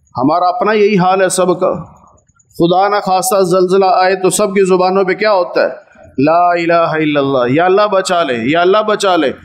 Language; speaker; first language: Urdu; non-native, local second language; Punjabi